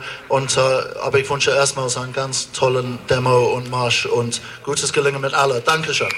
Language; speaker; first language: German; non-native, fluent; English